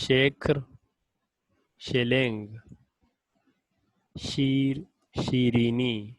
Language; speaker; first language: Persian; non-native, fluent; Urdu